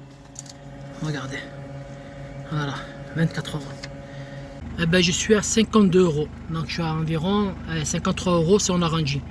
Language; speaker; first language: French; native; French